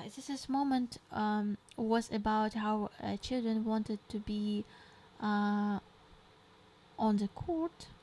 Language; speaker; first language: English; non-native, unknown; Ukrainian